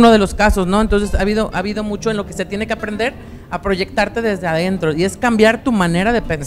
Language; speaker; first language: Spanish; native; Spanish